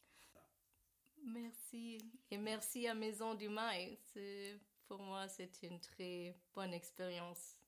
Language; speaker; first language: French; non-native, learner; German